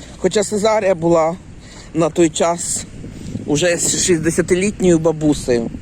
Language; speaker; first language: Ukrainian; native; Ukrainian